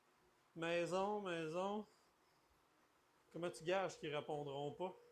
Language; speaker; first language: French; native; French